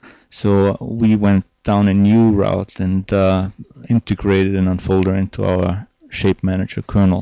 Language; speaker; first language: English; non-native, fluent; German